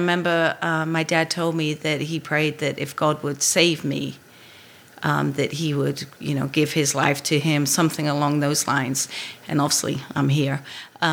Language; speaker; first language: English; native; English